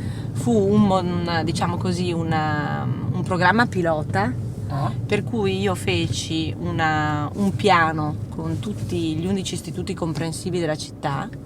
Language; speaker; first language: Italian; native; Italian